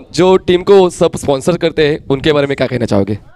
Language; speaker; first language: Hindi; non-native, local second language; Marathi